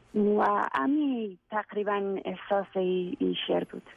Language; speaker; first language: Persian; non-native, fluent; English